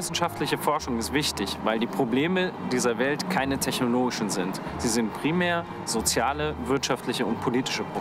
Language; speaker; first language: German; native; German